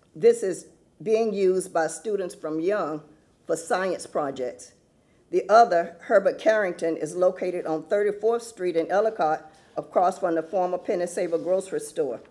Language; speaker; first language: English; native; English